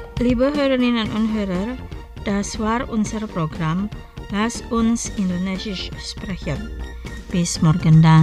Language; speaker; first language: German; non-native, fluent; Indonesian